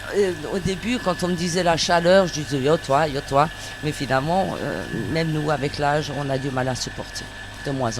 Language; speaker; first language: French; native; French